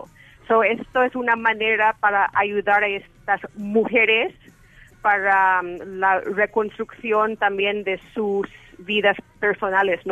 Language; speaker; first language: Spanish; early bilingual, heritage; English